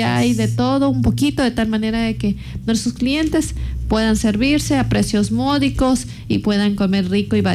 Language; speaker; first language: Spanish; native; Spanish